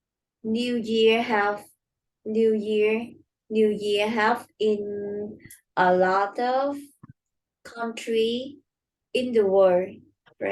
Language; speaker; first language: English; non-native, learner; Vietnamese